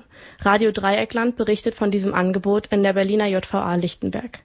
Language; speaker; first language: German; native; German